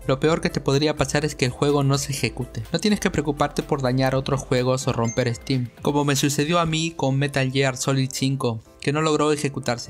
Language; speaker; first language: Spanish; native; Spanish